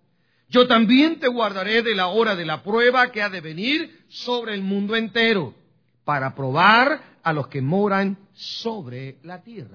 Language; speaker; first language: Spanish; native; Spanish